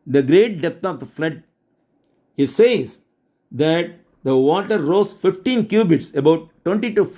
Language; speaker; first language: English; non-native, local second language; Tamil